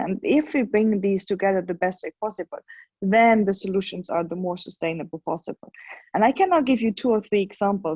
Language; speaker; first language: English; non-native, fluent; German